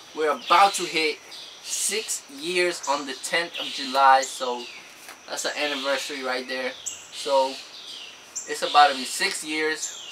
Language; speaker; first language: English; native; English